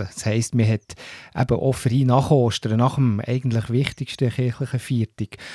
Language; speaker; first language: German; native; German